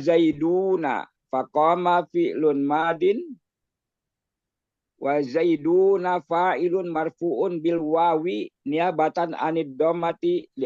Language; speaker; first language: Arabic; non-native, learner; Indonesian